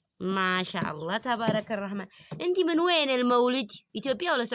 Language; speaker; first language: Arabic; early bilingual, other home language; Amharic